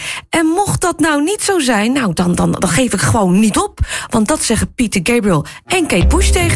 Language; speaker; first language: Dutch; native; Dutch